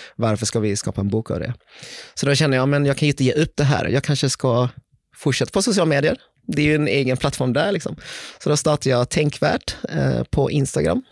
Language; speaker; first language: Swedish; early bilingual, other home language; Vietnamese